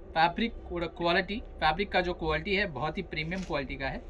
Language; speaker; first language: Hindi; non-native, local second language; Tamil